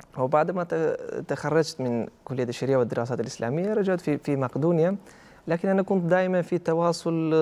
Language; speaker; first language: Arabic; non-native, fluent; Albanian